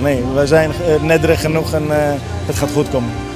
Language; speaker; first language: Dutch; non-native, fluent; Greek